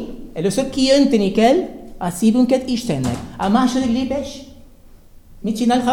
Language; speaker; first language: Hungarian; non-native, learner; Spanish